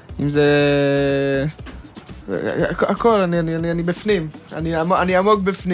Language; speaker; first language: Hebrew; native; Hebrew